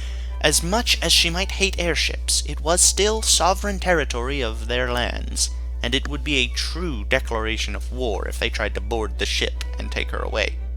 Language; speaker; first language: English; native; English